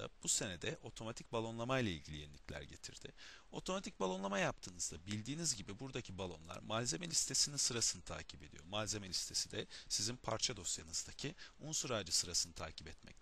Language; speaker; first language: Turkish; native; Turkish